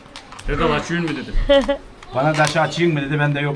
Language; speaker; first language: Turkish; native; Turkish